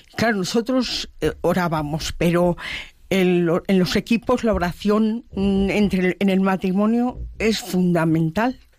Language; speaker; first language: Spanish; native; Spanish